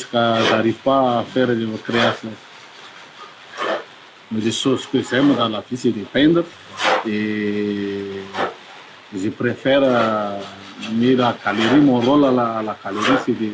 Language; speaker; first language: French; non-native, local second language; Malagasy